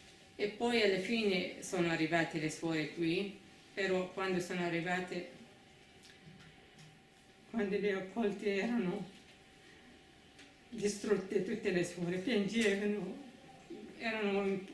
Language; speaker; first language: Italian; non-native, fluent; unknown